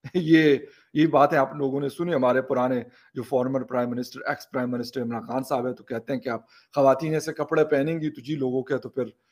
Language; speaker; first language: Hindi; native; Hindi